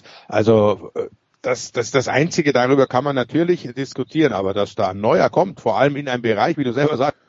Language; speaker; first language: German; native; German